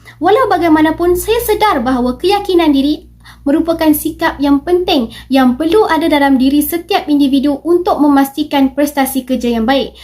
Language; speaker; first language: Malay; native; Malay